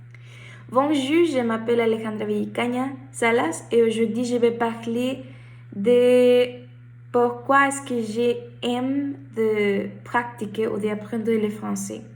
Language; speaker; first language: French; non-native, learner; Spanish